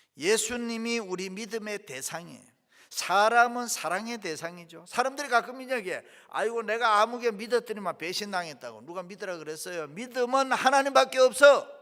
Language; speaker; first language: Korean; native; Korean